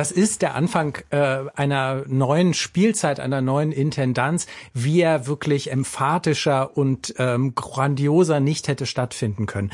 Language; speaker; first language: German; native; German